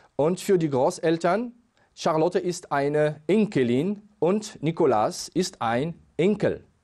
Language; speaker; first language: German; non-native, fluent; Arabic